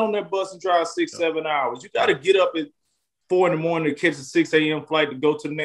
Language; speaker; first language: English; native; English